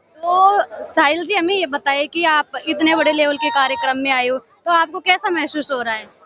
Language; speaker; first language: Hindi; native; Hindi